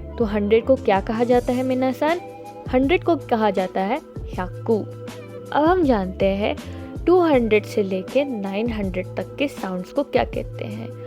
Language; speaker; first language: Hindi; native; Hindi